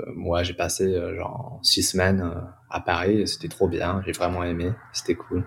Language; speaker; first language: French; non-native, fluent; English